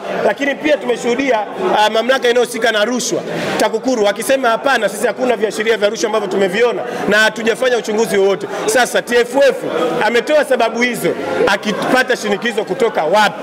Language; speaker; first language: Swahili; native; Swahili